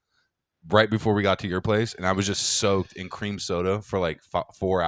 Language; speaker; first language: English; native; English